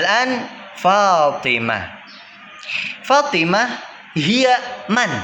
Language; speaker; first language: Arabic; non-native, fluent; Indonesian